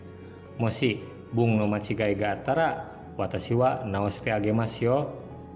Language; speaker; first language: Japanese; non-native, fluent; Indonesian